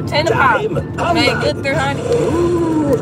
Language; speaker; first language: English; native; English